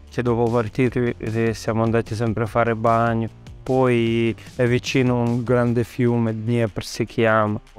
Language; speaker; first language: Italian; non-native, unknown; Russian